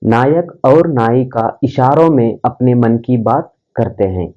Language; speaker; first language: Hindi; non-native, local second language; Kannada